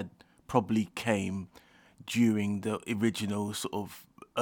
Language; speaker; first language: English; non-native, local second language; Jamaican Creole English